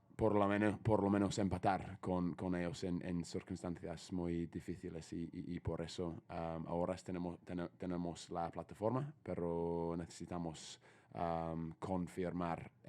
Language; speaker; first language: Spanish; non-native, fluent; English